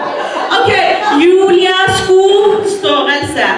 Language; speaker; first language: Norwegian; non-native, fluent; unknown